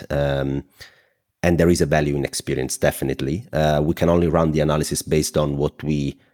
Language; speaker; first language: English; non-native, fluent; Italian